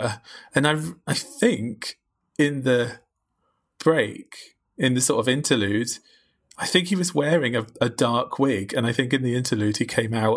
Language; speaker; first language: English; native; English